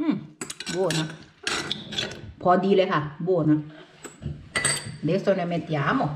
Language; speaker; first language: Italian; non-native, learner; Thai